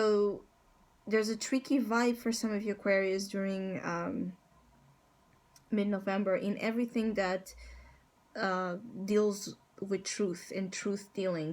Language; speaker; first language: English; non-native, fluent; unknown